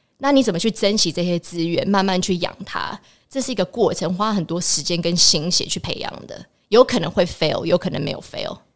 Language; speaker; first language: Chinese; early bilingual, heritage; Chinese